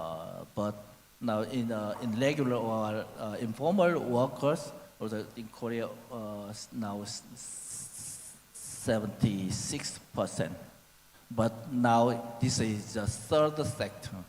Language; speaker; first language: English; non-native, learner; Korean